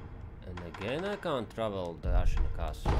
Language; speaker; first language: English; non-native, fluent; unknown